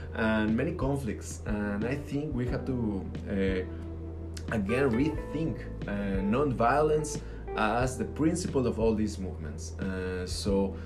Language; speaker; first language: English; non-native, fluent; Spanish